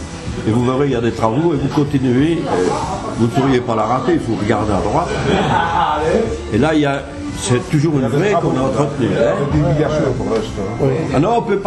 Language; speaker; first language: French; native; French